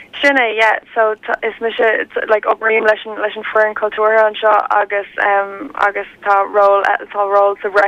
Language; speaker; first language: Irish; non-native, learner; German